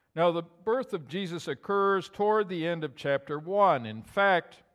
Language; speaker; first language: English; native; English